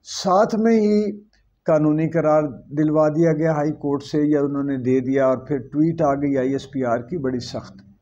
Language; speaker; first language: Urdu; native; Urdu